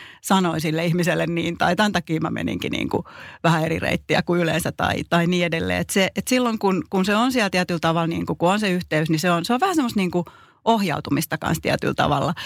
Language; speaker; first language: Finnish; native; Finnish